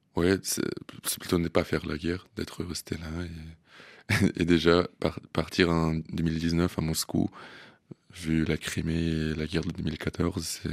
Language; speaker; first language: French; non-native, fluent; Russian